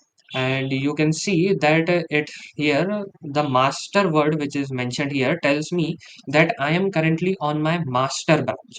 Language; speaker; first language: English; non-native, local second language; Hindi